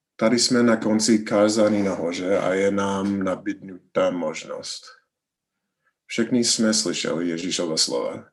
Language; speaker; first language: Czech; non-native, learner; English